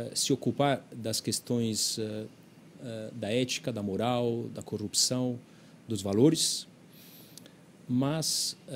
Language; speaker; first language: Portuguese; non-native, fluent; Italian